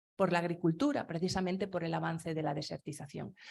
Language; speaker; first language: Spanish; non-native, local second language; Galician